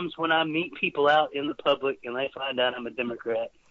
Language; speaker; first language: English; native; English